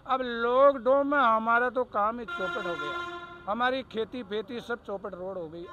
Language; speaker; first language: Hindi; native; Hindi